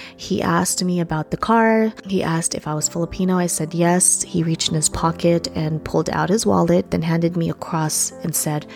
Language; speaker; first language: English; early bilingual, other home language; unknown